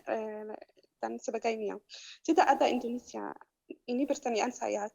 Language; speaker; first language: Indonesian; non-native, learner; Arabic